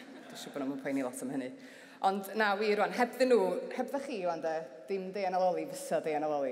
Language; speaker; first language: Welsh; native; Welsh